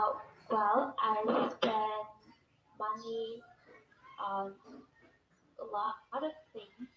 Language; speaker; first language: English; non-native, learner; Vietnamese